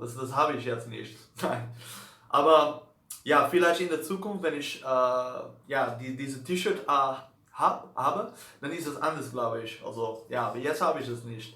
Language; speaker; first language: German; non-native, learner; Dutch